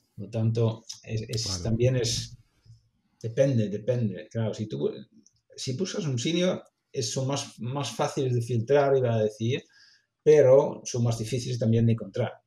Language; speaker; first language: Spanish; non-native, fluent; Dutch